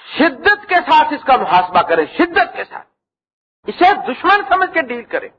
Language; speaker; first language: Urdu; native; Urdu